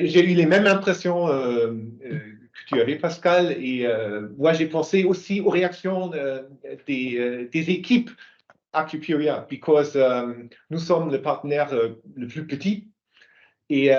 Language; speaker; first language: French; non-native, fluent; German